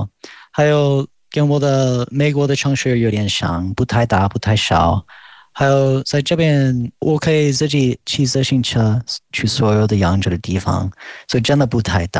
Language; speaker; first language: Chinese; non-native, fluent; English